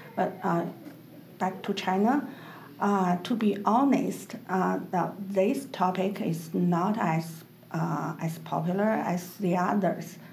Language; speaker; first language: English; non-native, learner; Chinese